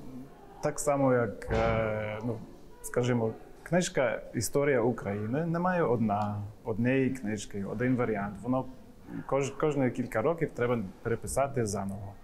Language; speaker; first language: Ukrainian; non-native, fluent; English